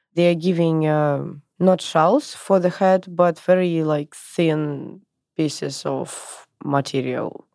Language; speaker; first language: English; non-native, learner; Russian